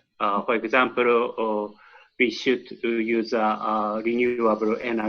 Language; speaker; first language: English; non-native, learner; Japanese